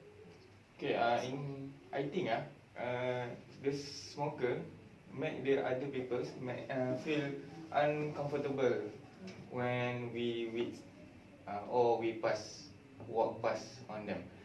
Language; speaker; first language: English; non-native, learner; Malay